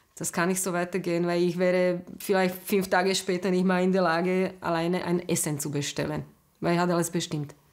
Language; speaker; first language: German; non-native, fluent; Slovak